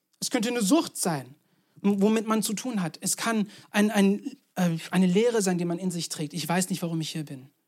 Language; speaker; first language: German; non-native, fluent; English